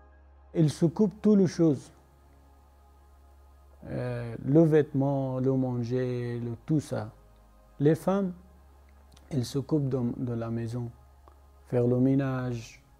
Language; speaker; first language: French; non-native, learner; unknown